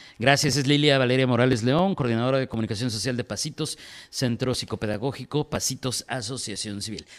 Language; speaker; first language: Spanish; native; Spanish